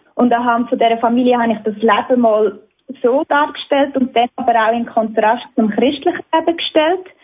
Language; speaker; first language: German; native; German